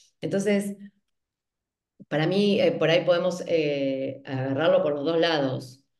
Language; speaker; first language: Spanish; native; Spanish